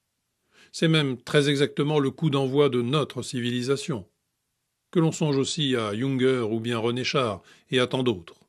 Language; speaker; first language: French; native; French